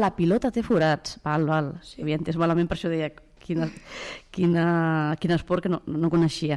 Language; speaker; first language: Catalan; native; Catalan